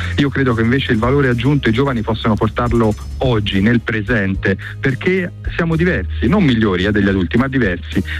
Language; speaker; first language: Italian; early bilingual, other home language; Albanian